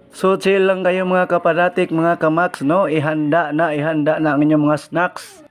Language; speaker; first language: Filipino; non-native, local second language; Cebuano